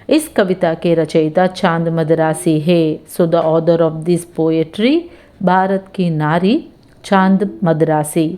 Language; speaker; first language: Hindi; non-native, local second language; Telugu